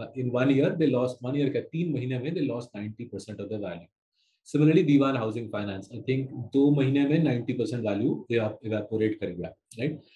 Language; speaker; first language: Hindi; non-native, local second language; Bangla